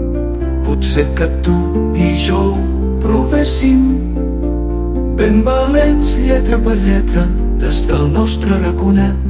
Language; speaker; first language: Spanish; native; Spanish